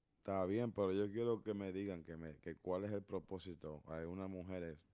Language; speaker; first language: Spanish; early bilingual, heritage; Spanish